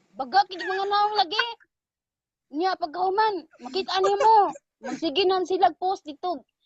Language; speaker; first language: Cebuano; native; Cebuano